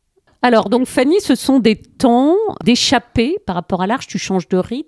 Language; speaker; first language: French; native; French